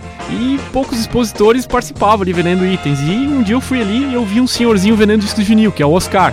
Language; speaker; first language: Portuguese; native; Portuguese